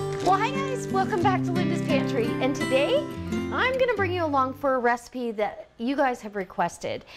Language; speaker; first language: English; native; English